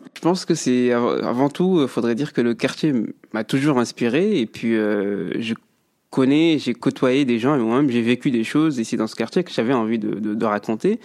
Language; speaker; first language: French; early bilingual, other home language; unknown